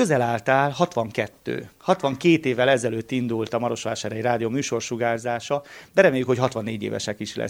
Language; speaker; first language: Hungarian; native; Hungarian